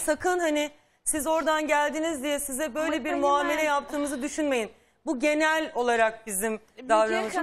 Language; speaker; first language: Turkish; native; Turkish